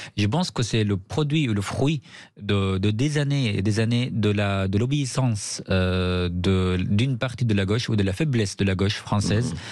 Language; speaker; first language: French; non-native, fluent; Arabic